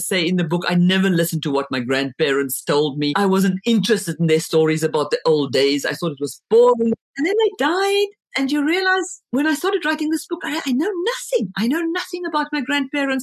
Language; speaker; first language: English; non-native, local second language; Afrikaans